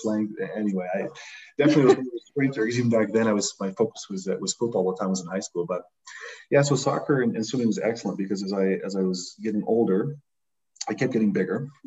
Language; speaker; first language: English; native; English